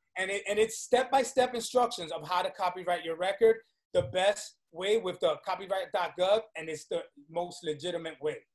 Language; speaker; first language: English; early bilingual, other home language; Spanish